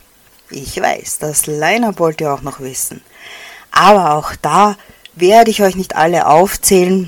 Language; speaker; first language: German; native; German